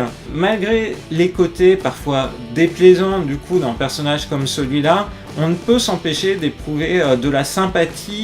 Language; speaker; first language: French; native; French